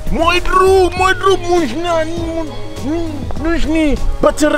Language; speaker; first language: Russian; non-native, learner; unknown